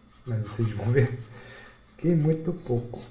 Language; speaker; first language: Portuguese; non-native, fluent; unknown